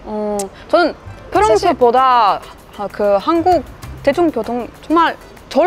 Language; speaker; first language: Korean; non-native, fluent; French